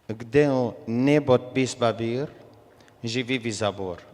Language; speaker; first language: Slovenian; non-native, learner; Arabic